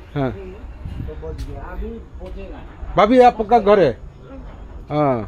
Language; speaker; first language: Hindi; non-native, learner; Bangla